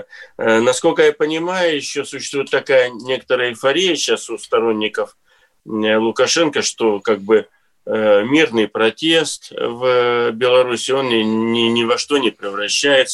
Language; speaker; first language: Russian; native; Russian